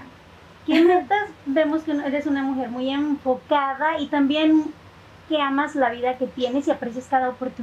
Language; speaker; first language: Spanish; native; Spanish